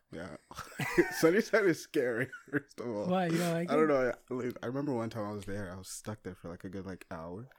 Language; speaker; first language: English; early bilingual, other home language; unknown